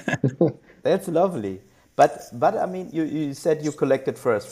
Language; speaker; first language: English; non-native, fluent; German